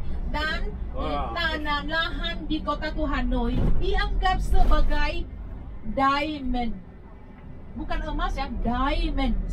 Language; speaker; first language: Indonesian; non-native, fluent; Vietnamese